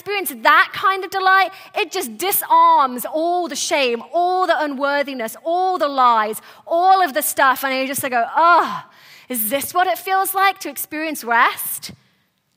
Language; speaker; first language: English; native; English